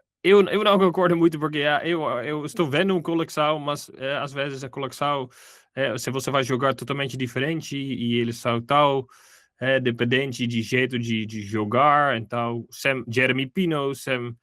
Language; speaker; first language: Portuguese; non-native, fluent; Dutch